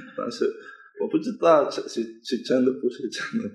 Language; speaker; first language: Chinese; non-native, learner; Spanish